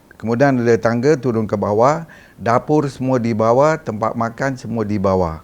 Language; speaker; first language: Malay; early bilingual, other home language; Madurese